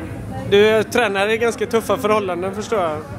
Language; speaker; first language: Swedish; native; Swedish